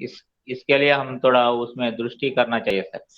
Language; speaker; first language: Hindi; non-native, local second language; Telugu